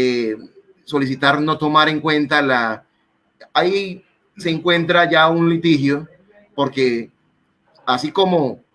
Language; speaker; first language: Spanish; native; Spanish